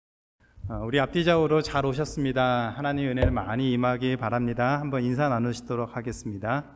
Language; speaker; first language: Korean; native; Korean